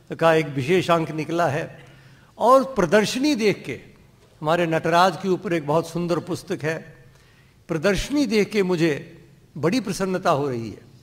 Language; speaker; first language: Hindi; non-native, local second language; Dogri